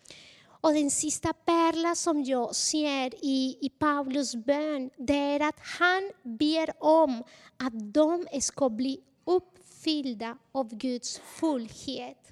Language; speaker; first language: Swedish; non-native, fluent; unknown